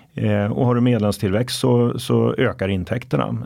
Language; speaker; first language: Swedish; native; Swedish